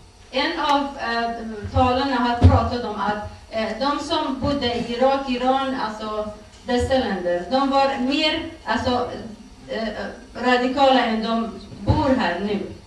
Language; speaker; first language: Swedish; non-native, fluent; Kurdish